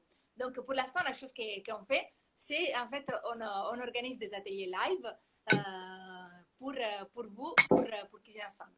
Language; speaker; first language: French; non-native, fluent; Italian